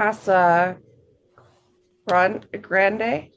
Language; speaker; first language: Spanish; non-native, learner; English